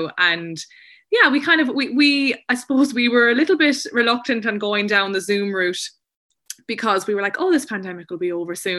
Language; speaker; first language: English; native; English